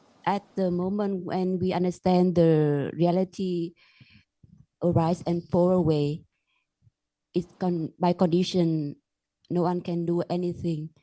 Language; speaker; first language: English; non-native, learner; Vietnamese